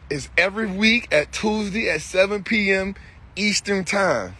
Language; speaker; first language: English; native; English